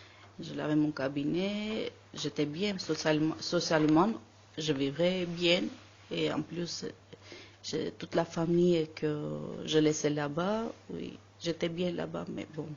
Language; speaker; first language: French; non-native, learner; Armenian